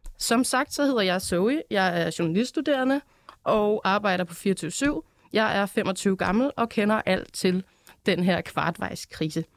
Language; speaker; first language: Danish; native; Danish